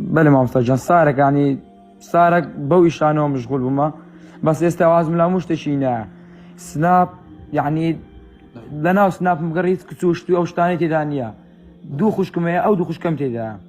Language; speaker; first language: Central Kurdish; native; Central Kurdish